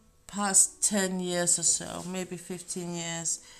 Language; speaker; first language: English; non-native, fluent; Danish